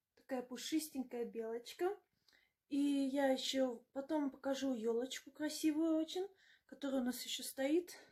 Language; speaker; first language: Russian; non-native, learner; German